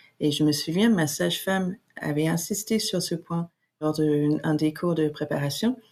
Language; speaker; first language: French; non-native, fluent; English